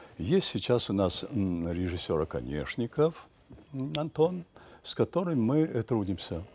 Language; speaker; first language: Russian; native; Russian